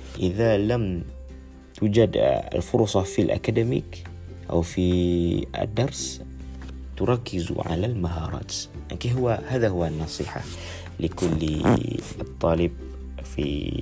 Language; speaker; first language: Arabic; non-native, learner; Malay